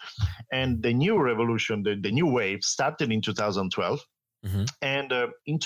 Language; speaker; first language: English; non-native, fluent; Italian